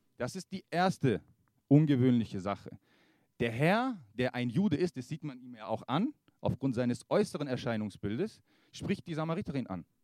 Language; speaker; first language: German; early bilingual, other home language; Kurdish